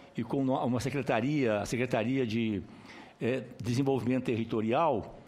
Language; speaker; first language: Portuguese; native; Portuguese